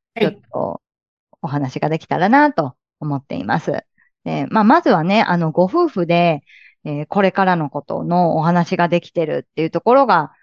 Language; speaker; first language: Japanese; native; Japanese